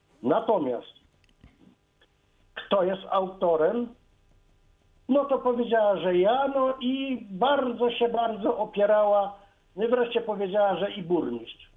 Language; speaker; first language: Polish; native; Polish